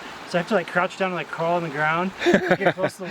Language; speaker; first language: English; native; English